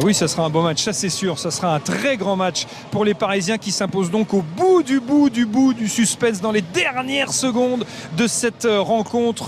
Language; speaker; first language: French; native; French